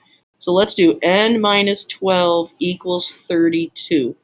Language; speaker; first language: English; native; English